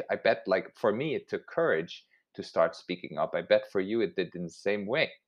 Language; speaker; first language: English; non-native, fluent; Swiss German